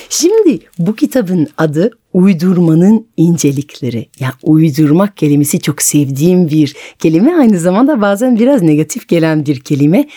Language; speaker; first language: Turkish; non-native, fluent; French